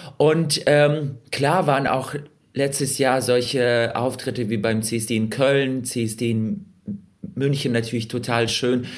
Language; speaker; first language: German; early bilingual, other home language; Russian